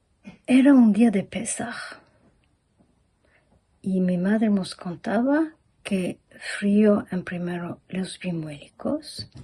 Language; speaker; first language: Spanish; early bilingual, heritage; Ladino